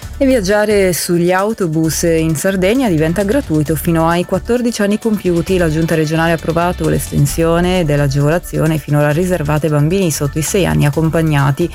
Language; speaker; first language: Italian; native; Italian